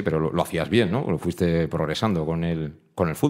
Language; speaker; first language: Spanish; native; Spanish